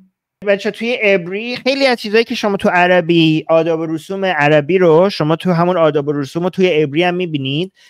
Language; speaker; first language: Persian; native; Persian